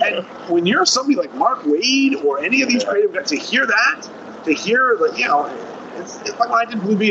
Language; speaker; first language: English; native; English